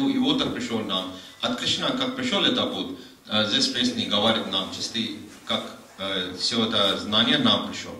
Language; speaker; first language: Russian; non-native, learner; Hindi